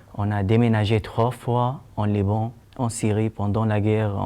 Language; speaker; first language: French; non-native, learner; Arabic